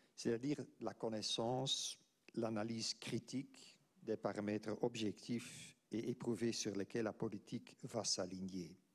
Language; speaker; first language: French; non-native, local second language; Dutch